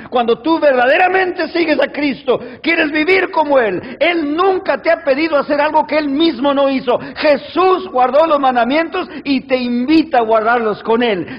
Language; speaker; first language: Spanish; early bilingual, heritage; Spanish